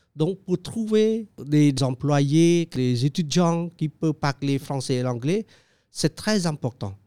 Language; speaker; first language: French; non-native, fluent; Khmer